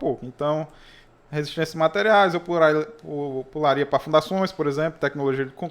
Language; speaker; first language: Portuguese; native; Portuguese